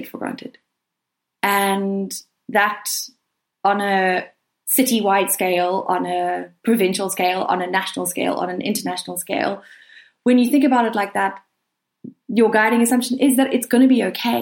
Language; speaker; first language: English; native; English